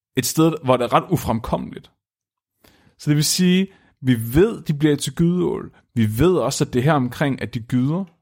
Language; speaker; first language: Danish; native; Danish